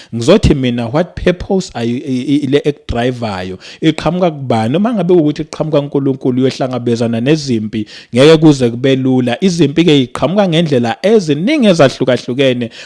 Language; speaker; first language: Zulu; native; Zulu